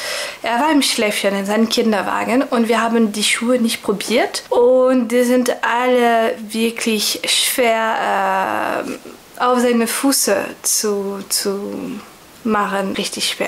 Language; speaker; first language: German; non-native, fluent; French